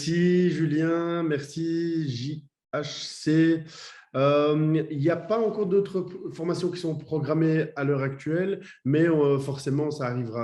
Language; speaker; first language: French; native; French